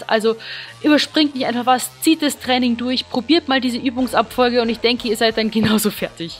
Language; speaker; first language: German; native; German